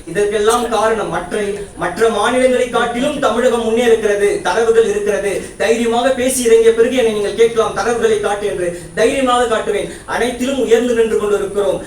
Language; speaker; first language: Tamil; native; Tamil